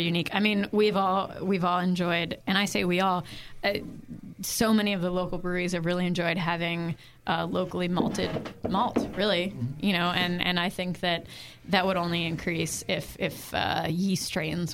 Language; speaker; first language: English; native; English